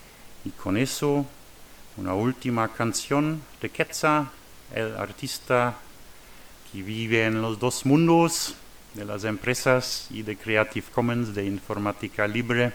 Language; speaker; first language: Spanish; non-native, learner; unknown